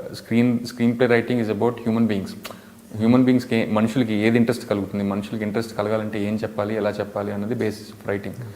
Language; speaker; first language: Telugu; native; Telugu